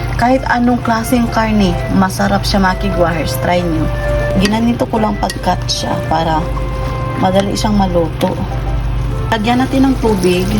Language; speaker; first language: Filipino; non-native, local second language; Cebuano